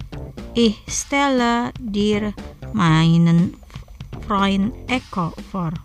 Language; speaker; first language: German; non-native, fluent; Indonesian